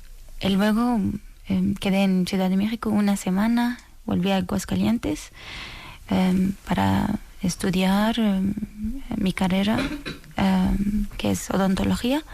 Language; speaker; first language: Spanish; non-native, learner; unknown